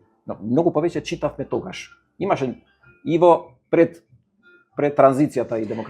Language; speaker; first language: Macedonian; non-native, fluent; Albanian